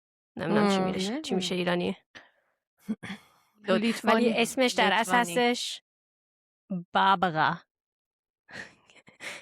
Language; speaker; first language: Persian; early bilingual, heritage; Persian